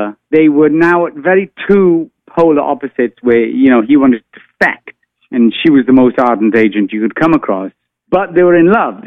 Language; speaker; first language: English; native; English